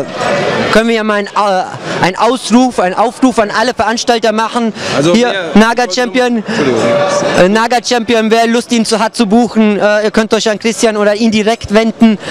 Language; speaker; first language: German; native; German